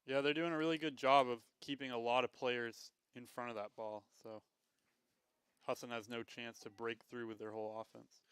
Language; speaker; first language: English; native; English